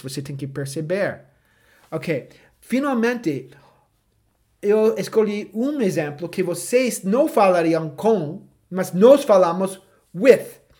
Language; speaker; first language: Portuguese; non-native, fluent; English